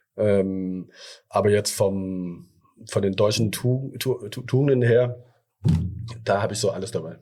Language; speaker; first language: German; early bilingual, other home language; Thai